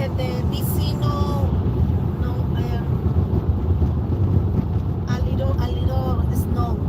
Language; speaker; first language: English; non-native, learner; Spanish